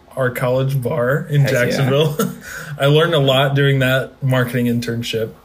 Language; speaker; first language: English; native; English